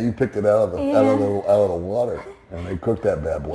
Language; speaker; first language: English; native; English